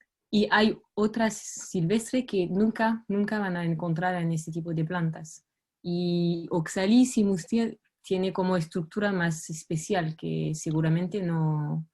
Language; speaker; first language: Spanish; non-native, fluent; French